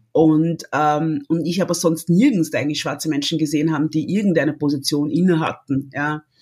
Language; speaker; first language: German; early bilingual, other home language; Lingala